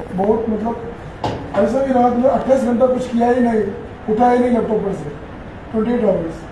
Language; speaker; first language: Hindi; native; Hindi